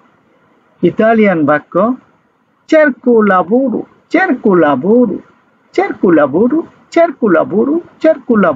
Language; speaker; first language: Italian; non-native, learner; Bangla